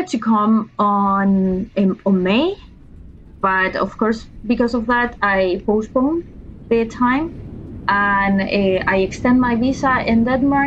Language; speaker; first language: English; non-native, learner; Spanish